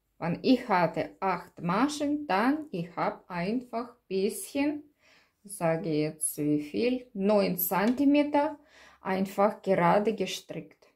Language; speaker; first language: German; non-native, learner; Russian